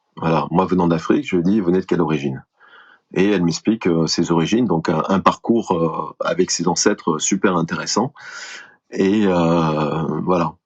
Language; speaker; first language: French; native; French